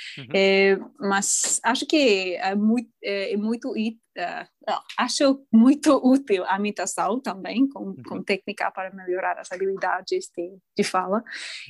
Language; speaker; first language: Portuguese; non-native, fluent; English